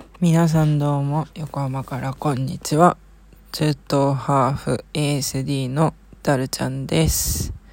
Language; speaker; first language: Japanese; early bilingual, heritage; Japanese